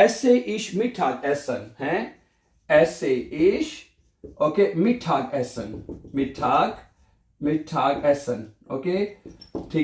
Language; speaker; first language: German; non-native, fluent; Urdu